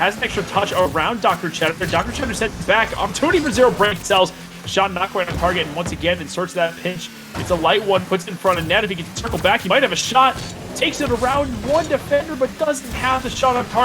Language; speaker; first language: English; native; English